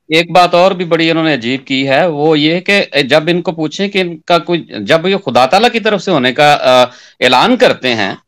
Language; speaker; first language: Urdu; non-native, local second language; Punjabi